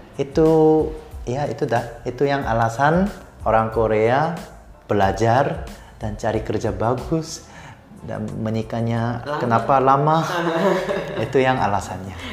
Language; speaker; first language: Indonesian; non-native, fluent; Korean